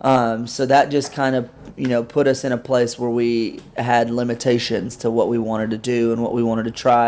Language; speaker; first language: English; native; English